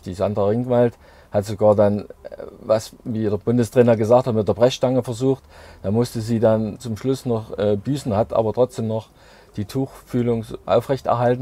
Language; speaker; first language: German; native; German